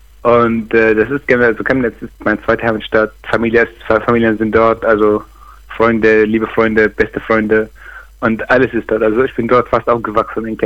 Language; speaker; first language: German; non-native, learner; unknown